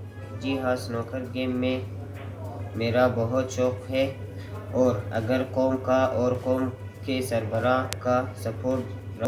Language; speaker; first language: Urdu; non-native, local second language; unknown